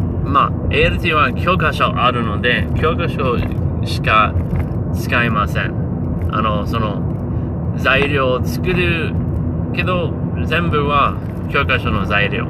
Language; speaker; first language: Japanese; non-native, learner; English